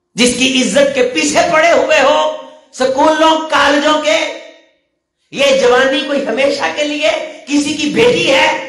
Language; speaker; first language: Urdu; non-native, local second language; Punjabi